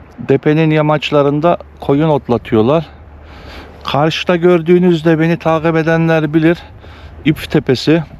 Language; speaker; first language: Turkish; early bilingual, heritage; Turkish